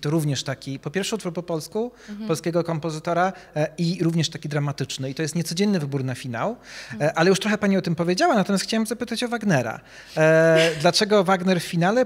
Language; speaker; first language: Polish; native; Polish